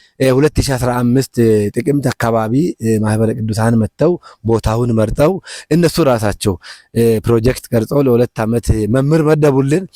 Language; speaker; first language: Amharic; non-native, local second language; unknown